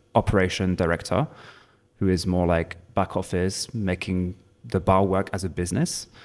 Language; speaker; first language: English; non-native, fluent; French